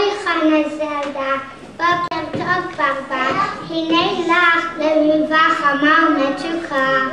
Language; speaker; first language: Hebrew; non-native, learner; English